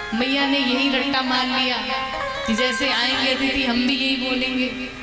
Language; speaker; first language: Hindi; native; Hindi